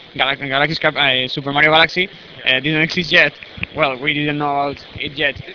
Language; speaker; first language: English; non-native, learner; Spanish